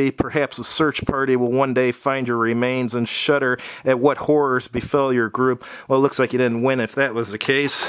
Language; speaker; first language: English; native; English